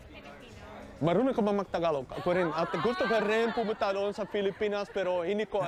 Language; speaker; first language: Filipino; non-native, learner; Dutch